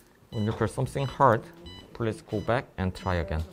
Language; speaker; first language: English; non-native, fluent; Korean